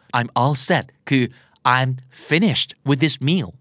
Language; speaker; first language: English; non-native, fluent; Thai